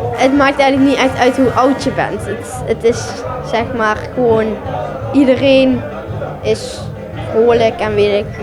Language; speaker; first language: Dutch; native; Dutch